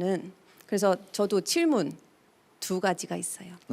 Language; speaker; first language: Korean; non-native, fluent; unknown